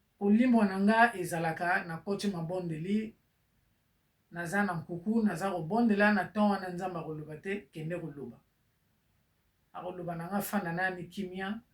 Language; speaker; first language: Lingala; native; Lingala